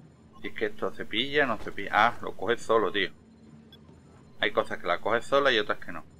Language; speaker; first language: Spanish; native; Spanish